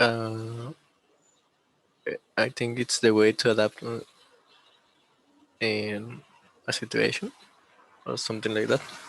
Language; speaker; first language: English; non-native, learner; Spanish